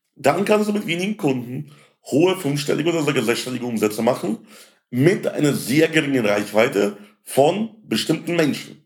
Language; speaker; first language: German; native; German